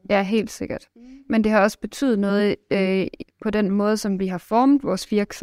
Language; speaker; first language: Danish; native; Danish